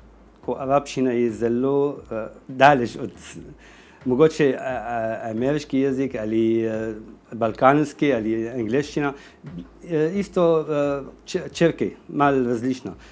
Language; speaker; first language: Slovenian; non-native, learner; Arabic